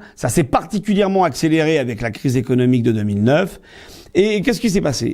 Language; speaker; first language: French; native; French